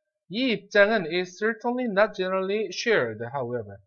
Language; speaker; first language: English; non-native, fluent; Korean